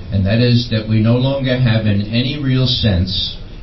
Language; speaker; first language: English; native; English